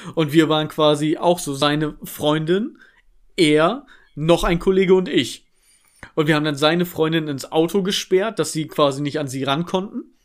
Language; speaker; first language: German; native; German